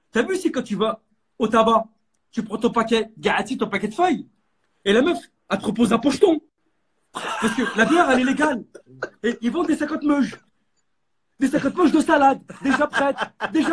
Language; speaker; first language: French; native; French